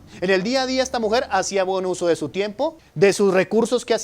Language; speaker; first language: Spanish; native; Spanish